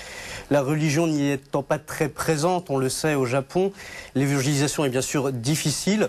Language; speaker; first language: French; native; French